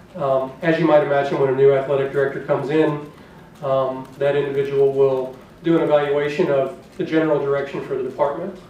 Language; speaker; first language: English; native; English